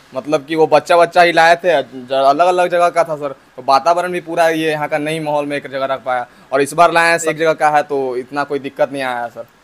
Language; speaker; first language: Hindi; native; Hindi